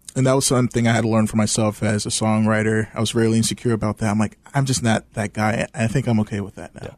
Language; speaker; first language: English; native; English